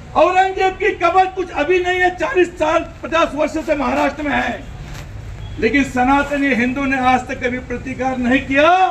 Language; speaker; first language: Hindi; non-native, local second language; Marathi